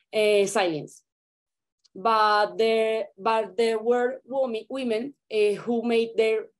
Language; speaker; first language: English; non-native, learner; Spanish